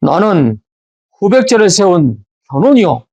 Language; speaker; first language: Korean; native; Korean